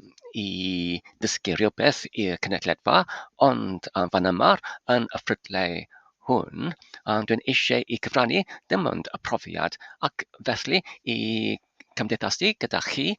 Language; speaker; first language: Welsh; non-native, fluent; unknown